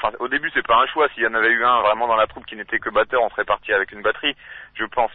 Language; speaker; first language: French; native; French